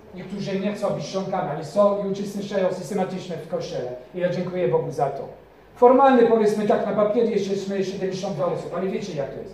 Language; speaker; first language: Polish; non-native, fluent; French